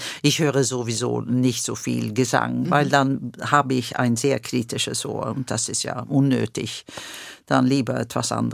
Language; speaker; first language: German; non-native, fluent; Swedish